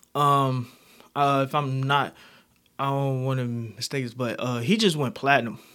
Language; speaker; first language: English; native; English